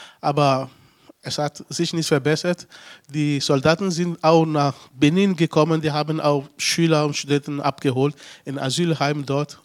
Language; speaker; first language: German; non-native, fluent; Ewe